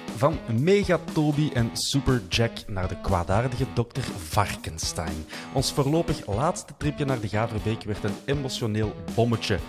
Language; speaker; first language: Dutch; native; Dutch